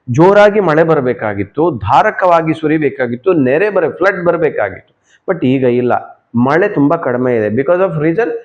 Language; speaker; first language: Kannada; non-native, local second language; Konkani